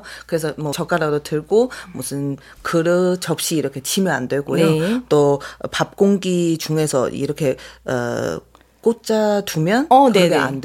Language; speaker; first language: Korean; non-native, fluent; Chinese